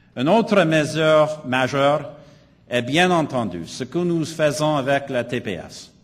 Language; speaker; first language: French; non-native, local second language; English